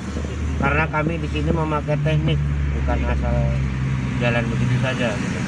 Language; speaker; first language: Indonesian; native; Indonesian